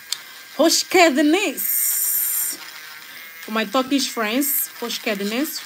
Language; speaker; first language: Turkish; non-native, learner; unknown